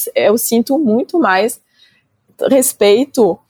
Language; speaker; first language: Portuguese; non-native, fluent; French